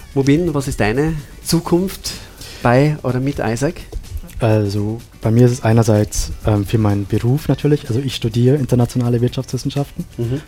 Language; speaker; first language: German; non-native, fluent; Sinhala